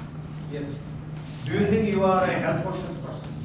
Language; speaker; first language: English; non-native, fluent; Bangla